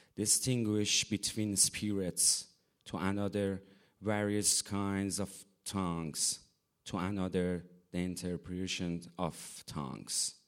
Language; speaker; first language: English; non-native, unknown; Persian